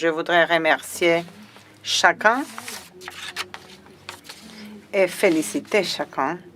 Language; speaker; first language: French; non-native, fluent; Spanish